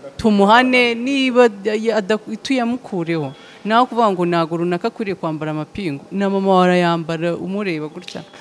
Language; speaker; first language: Kinyarwanda; native; Kinyarwanda